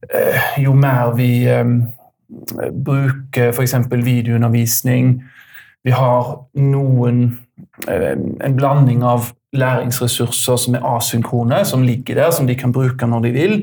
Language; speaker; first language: Norwegian; native; Norwegian